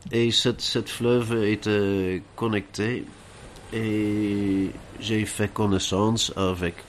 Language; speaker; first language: French; non-native, fluent; Dutch